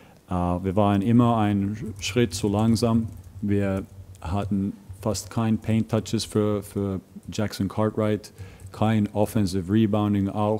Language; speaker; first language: German; non-native, fluent; Finnish